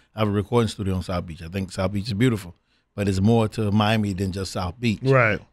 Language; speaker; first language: English; native; English